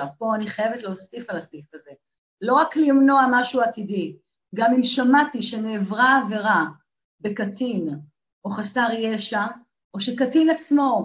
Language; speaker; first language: Hebrew; native; Hebrew